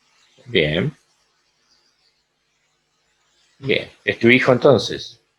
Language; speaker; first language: Spanish; native; Spanish